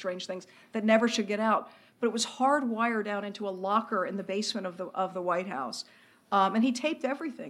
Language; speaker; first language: English; native; English